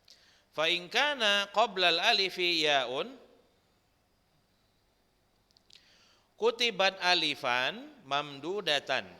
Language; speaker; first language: Arabic; non-native, fluent; Indonesian